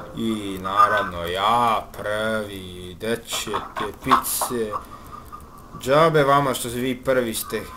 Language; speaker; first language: Serbian; early bilingual, heritage; Bosnian